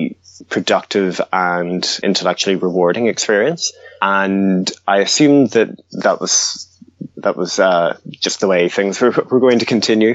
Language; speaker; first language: English; native; English